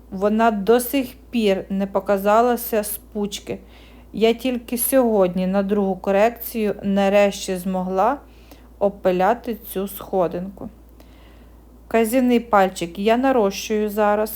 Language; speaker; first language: Ukrainian; native; Ukrainian